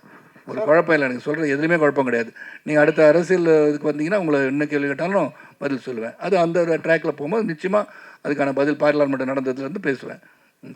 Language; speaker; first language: Tamil; native; Tamil